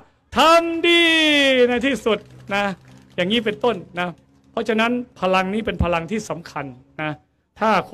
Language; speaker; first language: Thai; native; Thai